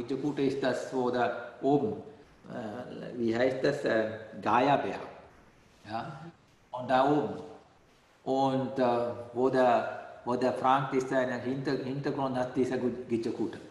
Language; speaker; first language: German; non-native, fluent; Sinhala